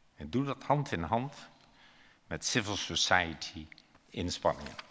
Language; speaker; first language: Dutch; native; Dutch